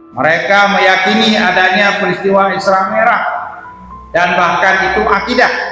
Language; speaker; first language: Malay; non-native, local second language; Achinese